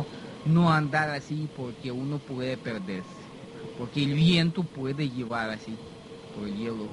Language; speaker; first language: Spanish; non-native, fluent; Russian